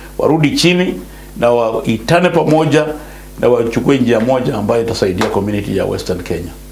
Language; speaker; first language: Swahili; non-native, local second language; Luyia